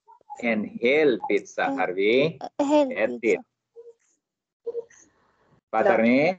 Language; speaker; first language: Swedish; non-native, learner; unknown